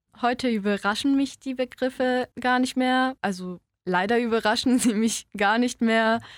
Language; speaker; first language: German; early bilingual, other home language; Polish